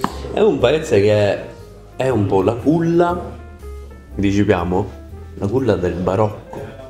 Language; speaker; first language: Italian; native; Italian